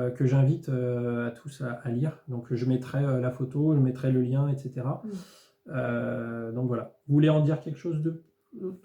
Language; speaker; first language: French; native; French